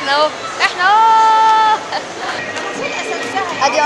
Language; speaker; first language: Arabic; native; Arabic